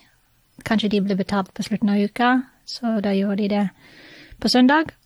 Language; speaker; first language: Norwegian; non-native, fluent; English